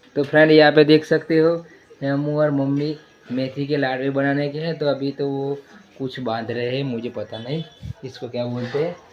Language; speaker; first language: Hindi; non-native, local second language; Gujarati